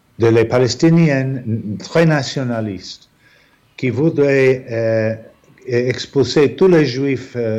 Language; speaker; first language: French; non-native, fluent; English